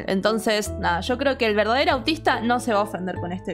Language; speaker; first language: Spanish; native; Spanish